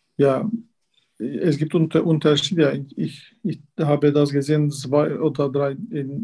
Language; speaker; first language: German; non-native, learner; Turkish